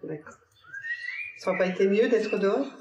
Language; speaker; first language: French; native; French